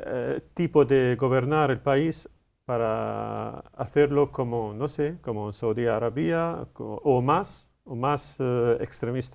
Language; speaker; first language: Spanish; non-native, learner; Arabic